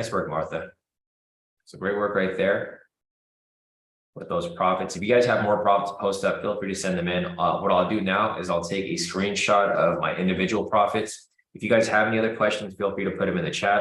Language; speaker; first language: English; native; English